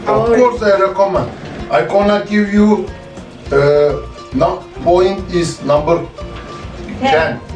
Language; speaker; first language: English; non-native, learner; Turkish